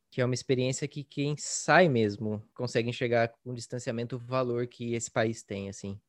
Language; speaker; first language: Portuguese; native; Portuguese